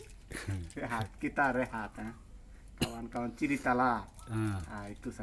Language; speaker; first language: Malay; non-native, learner; Bangla